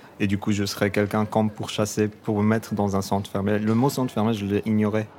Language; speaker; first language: French; non-native, local second language; Arabic